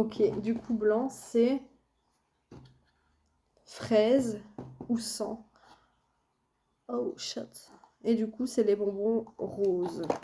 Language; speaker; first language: French; native; French